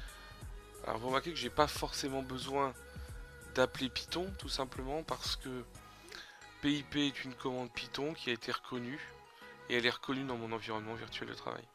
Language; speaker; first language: French; native; French